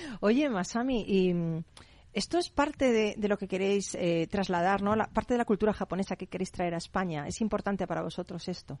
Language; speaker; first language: Spanish; native; Spanish